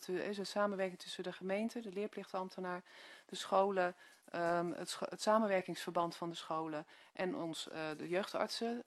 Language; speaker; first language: Dutch; native; Dutch